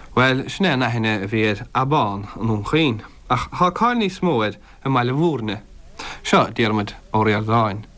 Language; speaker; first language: Irish; native; Irish